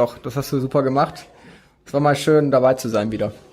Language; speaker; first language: German; native; German